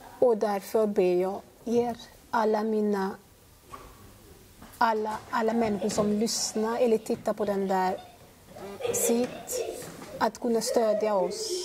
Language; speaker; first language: Swedish; non-native, fluent; Lingala